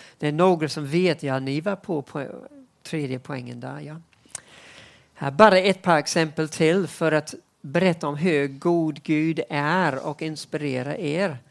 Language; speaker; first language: Swedish; non-native, fluent; English